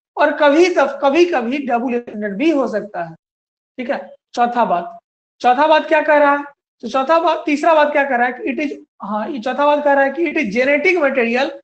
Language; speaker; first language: Hindi; native; Hindi